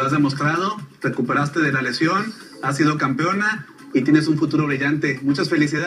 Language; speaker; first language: Spanish; native; Spanish